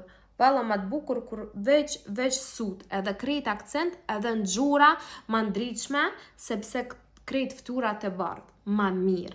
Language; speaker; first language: Albanian; non-native, learner; Russian